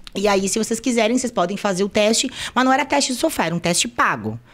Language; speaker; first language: Portuguese; native; Portuguese